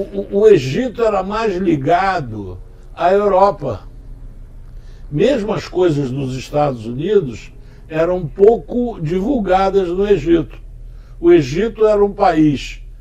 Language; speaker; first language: Portuguese; early bilingual, other home language; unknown